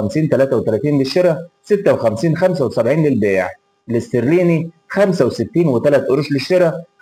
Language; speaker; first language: Arabic; native; Arabic